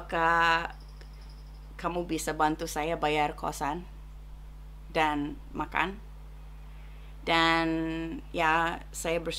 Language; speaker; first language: Indonesian; non-native, fluent; English